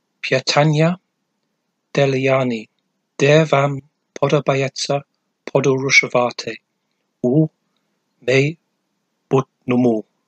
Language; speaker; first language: Ukrainian; non-native, learner; English